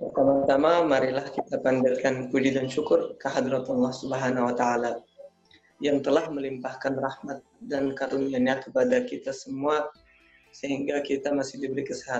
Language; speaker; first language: Indonesian; non-native, learner; Arabic